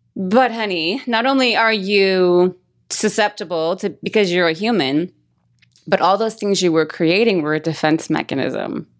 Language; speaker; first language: English; native; English